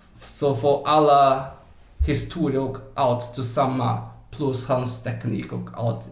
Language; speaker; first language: Swedish; non-native, fluent; Portuguese